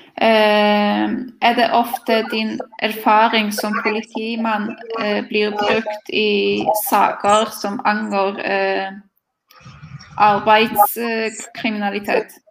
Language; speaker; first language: Norwegian; non-native, fluent; Polish